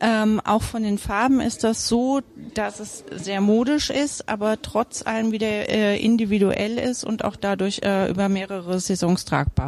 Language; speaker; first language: German; native; German